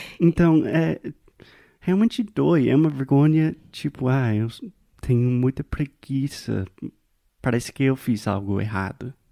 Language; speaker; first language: Portuguese; non-native, fluent; English